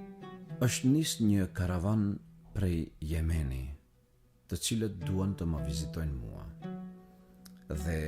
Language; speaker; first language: Albanian; native; Albanian